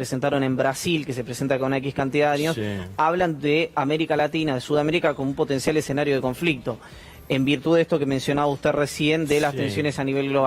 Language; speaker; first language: Spanish; native; Spanish